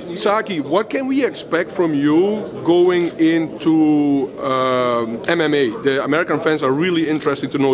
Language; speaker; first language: English; non-native, fluent; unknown